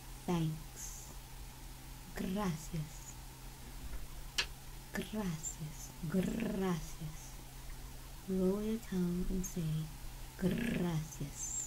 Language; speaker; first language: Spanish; non-native, learner; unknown